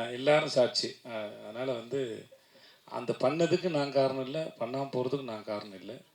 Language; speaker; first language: Tamil; native; Tamil